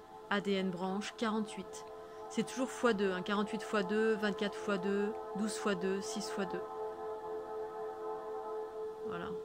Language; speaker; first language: French; native; French